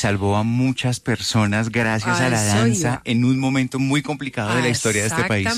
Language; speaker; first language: Spanish; native; Spanish